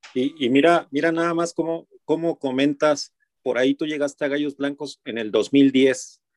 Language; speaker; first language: Spanish; native; Spanish